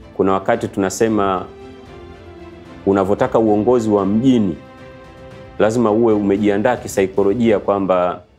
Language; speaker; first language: Swahili; native; Swahili